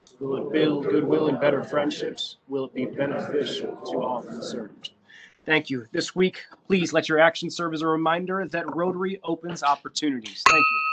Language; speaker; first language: English; native; English